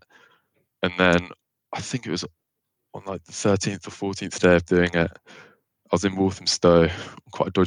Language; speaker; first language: English; native; English